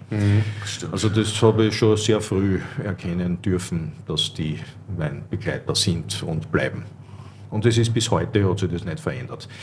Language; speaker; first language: German; native; German